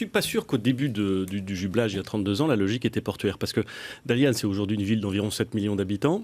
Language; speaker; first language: French; native; French